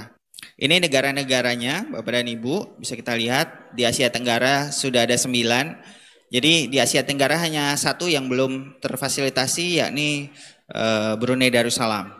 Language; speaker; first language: Indonesian; native; Indonesian